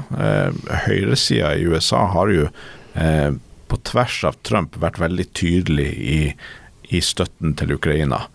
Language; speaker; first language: Norwegian; native; Norwegian